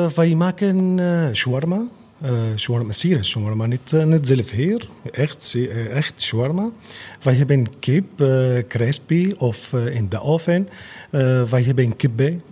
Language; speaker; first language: Dutch; non-native, fluent; Arabic